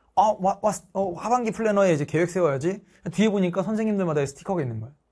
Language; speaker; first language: Korean; native; Korean